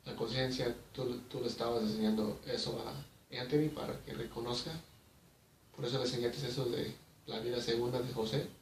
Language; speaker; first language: Spanish; early bilingual, heritage; Spanish